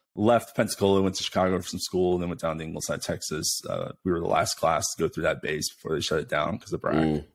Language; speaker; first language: English; native; English